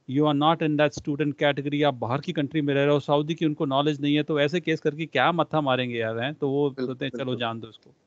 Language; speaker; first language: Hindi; non-native, local second language; Punjabi